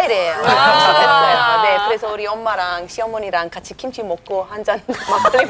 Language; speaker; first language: Korean; non-native, fluent; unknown